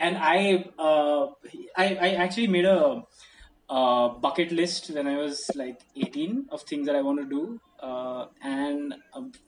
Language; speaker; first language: English; non-native, local second language; Hindi